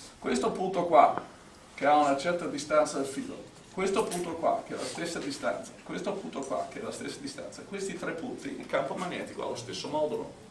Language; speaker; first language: Italian; non-native, fluent; English